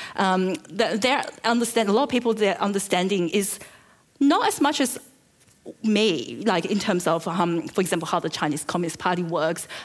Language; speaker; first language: English; early bilingual, other home language; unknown